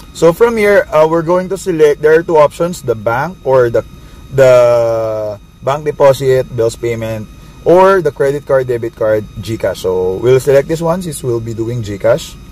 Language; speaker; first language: English; non-native, local second language; Filipino